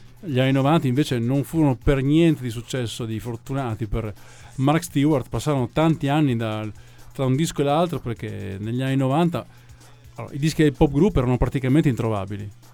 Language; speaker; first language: Italian; native; Italian